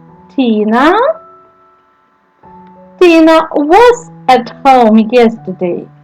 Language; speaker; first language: English; non-native, fluent; Ukrainian